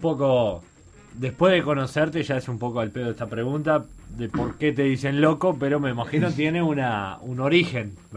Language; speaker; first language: Spanish; native; Spanish